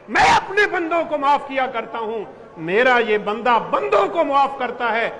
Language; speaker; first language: Urdu; non-native, local second language; Punjabi